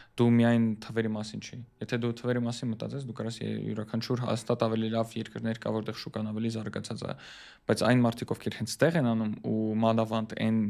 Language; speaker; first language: Armenian; early bilingual, heritage; Armenian